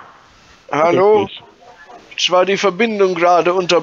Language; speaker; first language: German; native; German